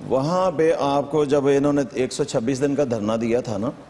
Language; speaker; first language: Urdu; native; Urdu